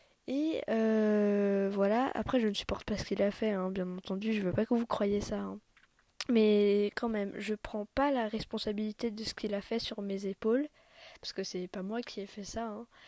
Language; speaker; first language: French; native; French